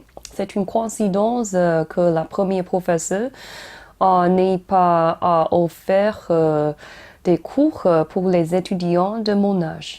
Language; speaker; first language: French; non-native, learner; Chinese